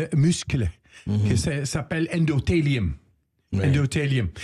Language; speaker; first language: French; non-native, learner; Dutch